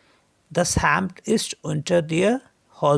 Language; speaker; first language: German; non-native, learner; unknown